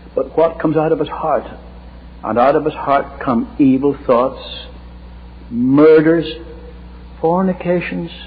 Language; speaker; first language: English; native; English